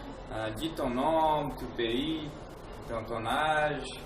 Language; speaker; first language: French; non-native, fluent; Portuguese